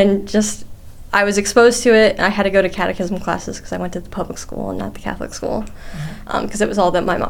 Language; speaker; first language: English; native; English